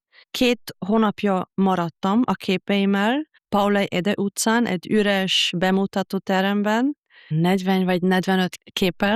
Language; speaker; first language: Hungarian; non-native, fluent; German